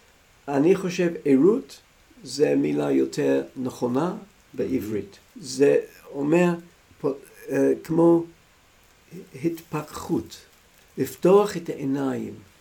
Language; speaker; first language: Hebrew; non-native, fluent; English